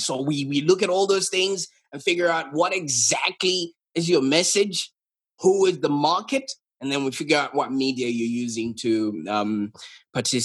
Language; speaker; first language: English; non-native, local second language; Shona